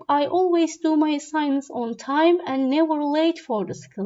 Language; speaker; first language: English; non-native, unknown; Turkish